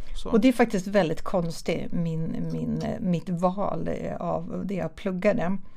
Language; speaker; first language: Swedish; early bilingual, other home language; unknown